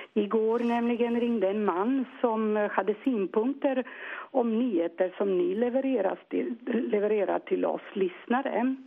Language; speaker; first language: Swedish; non-native, fluent; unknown